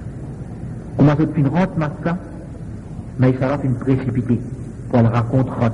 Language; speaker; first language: French; non-native, local second language; Morisyen